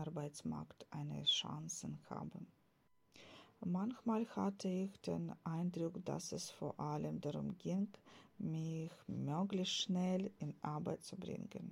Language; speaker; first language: German; non-native, fluent; Ukrainian